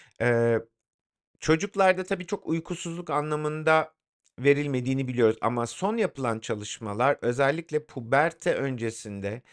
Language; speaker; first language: Turkish; native; Turkish